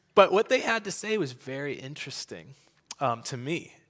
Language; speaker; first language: English; native; English